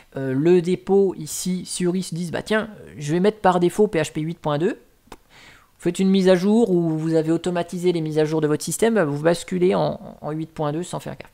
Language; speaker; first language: French; native; French